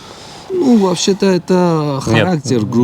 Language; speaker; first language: Russian; non-native, learner; Georgian